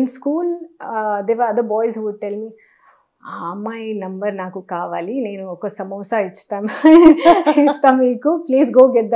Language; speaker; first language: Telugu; non-native, learner; Hindi